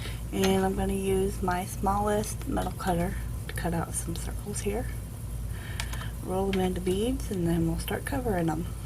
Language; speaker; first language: English; native; English